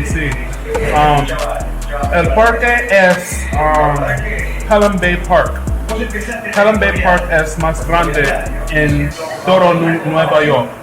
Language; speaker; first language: Spanish; non-native, learner; English